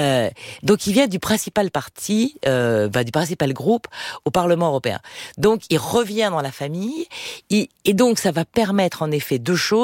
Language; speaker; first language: French; native; French